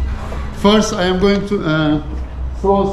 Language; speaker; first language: English; non-native, learner; Turkish